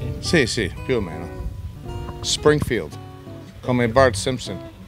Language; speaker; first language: Italian; non-native, learner; English